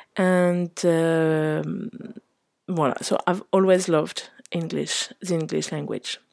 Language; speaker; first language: English; non-native, fluent; French